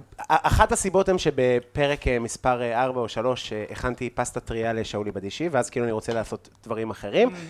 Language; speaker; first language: Hebrew; native; Hebrew